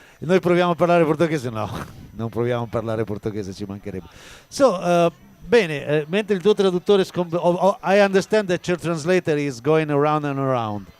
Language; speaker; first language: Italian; native; Italian